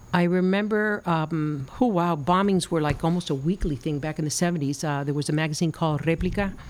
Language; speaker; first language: English; early bilingual, other home language; Spanish